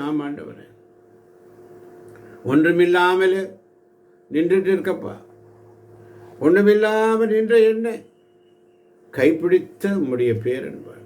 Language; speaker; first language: Tamil; native; Tamil